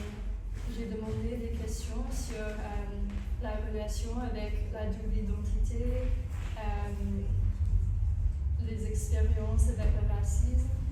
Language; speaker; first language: French; non-native, fluent; English